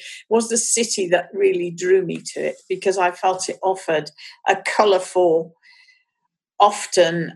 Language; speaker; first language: English; native; English